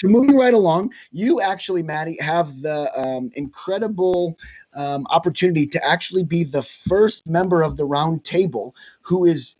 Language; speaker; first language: English; native; English